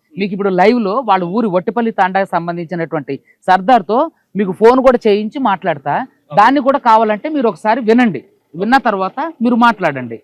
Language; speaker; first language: Telugu; native; Telugu